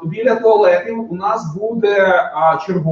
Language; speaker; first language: Ukrainian; native; Ukrainian